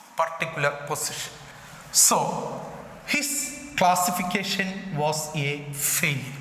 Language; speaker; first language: English; non-native, local second language; Malayalam